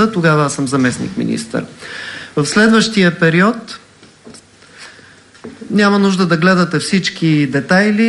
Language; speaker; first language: Bulgarian; native; Bulgarian